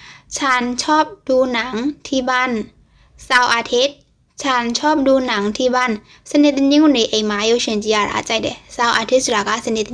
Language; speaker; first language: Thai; non-native, fluent; Burmese